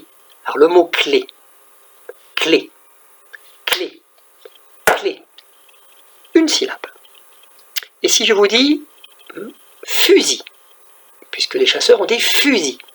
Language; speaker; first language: French; native; French